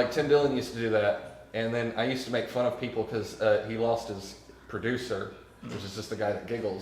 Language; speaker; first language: English; native; English